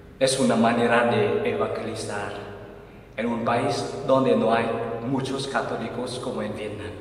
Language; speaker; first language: Spanish; non-native, fluent; Vietnamese